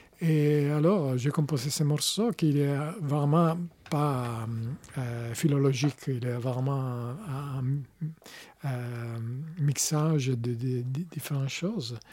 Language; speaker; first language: French; non-native, learner; Italian